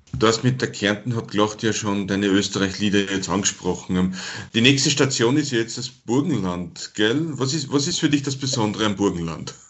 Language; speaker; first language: German; native; German